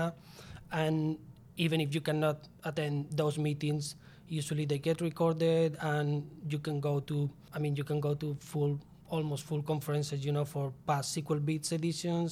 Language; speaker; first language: English; non-native, fluent; Spanish